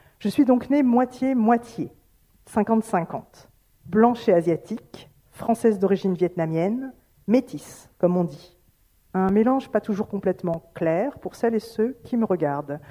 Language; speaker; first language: French; native; French